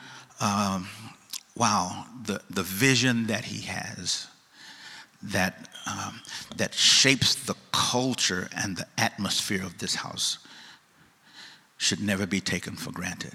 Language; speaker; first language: English; native; English